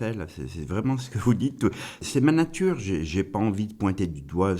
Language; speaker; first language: French; non-native, local second language; Kabyle